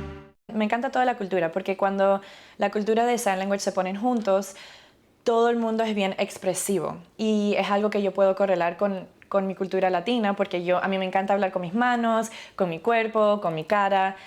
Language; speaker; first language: Spanish; early bilingual, other home language; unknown